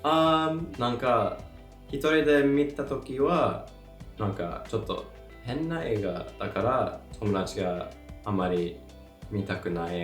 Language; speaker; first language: Japanese; non-native, learner; English